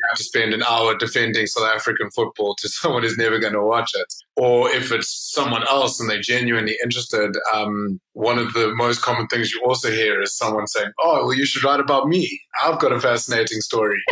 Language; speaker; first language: English; native; English